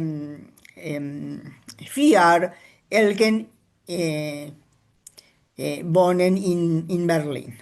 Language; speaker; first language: German; non-native, learner; Spanish